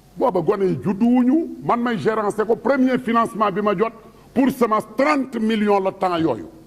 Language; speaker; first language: Wolof; native; Wolof